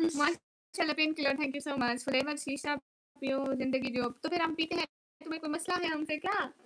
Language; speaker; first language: Urdu; non-native, local second language; Punjabi